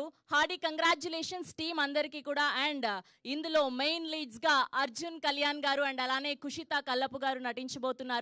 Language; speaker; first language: Telugu; native; Telugu